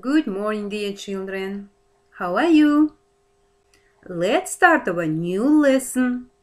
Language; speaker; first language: English; non-native, fluent; Kazakh